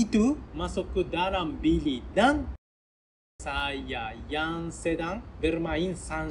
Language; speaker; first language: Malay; non-native, learner; Japanese